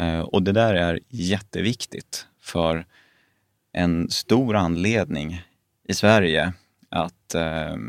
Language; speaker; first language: Swedish; native; Swedish